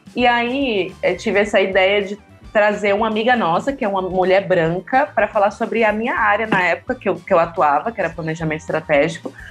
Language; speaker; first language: Portuguese; native; Portuguese